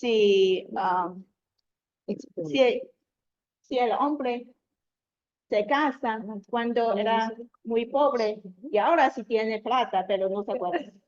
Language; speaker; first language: Spanish; non-native, learner; Chinese